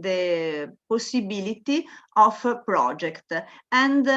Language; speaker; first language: English; non-native, learner; Italian